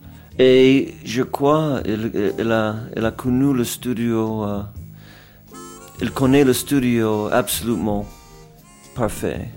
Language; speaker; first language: French; non-native, fluent; English